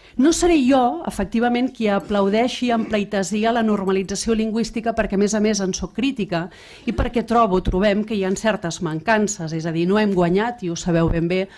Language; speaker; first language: Catalan; non-native, local second language; Spanish